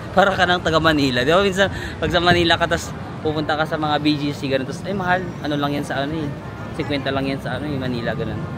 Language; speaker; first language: Filipino; native; Filipino